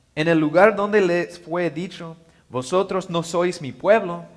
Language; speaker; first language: Spanish; non-native, learner; English